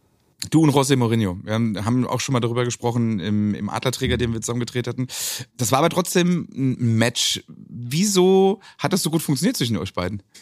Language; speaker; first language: German; native; German